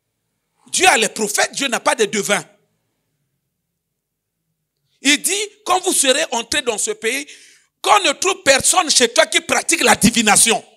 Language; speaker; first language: French; non-native, local second language; Lingala